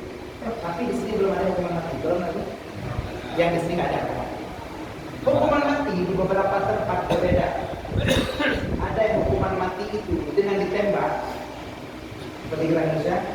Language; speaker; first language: Indonesian; non-native, local second language; Achinese